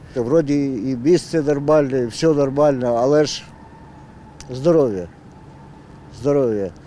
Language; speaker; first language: Ukrainian; native; Ukrainian